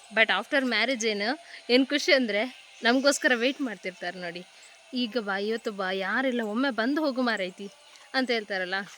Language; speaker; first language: Kannada; non-native, local second language; Tulu